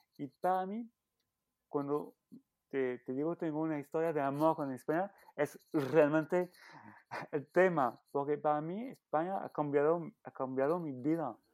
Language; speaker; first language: Spanish; non-native, learner; French